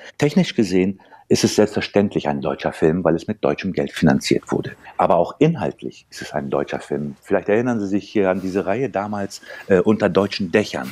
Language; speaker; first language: German; early bilingual, other home language; Turkish